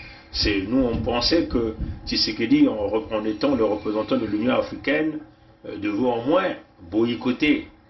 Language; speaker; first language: French; non-native, local second language; Kongo